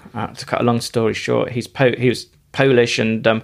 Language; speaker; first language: English; native; English